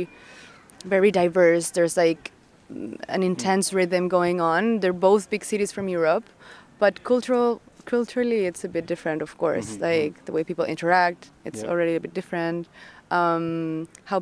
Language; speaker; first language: English; non-native, fluent; Spanish